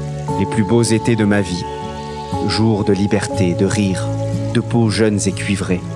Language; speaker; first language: French; native; French